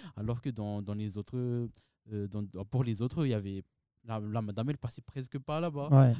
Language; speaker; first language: French; non-native, local second language; Malagasy